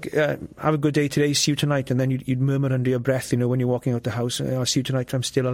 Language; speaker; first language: English; non-native, local second language; Welsh